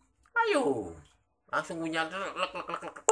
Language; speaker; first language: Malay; non-native, local second language; Javanese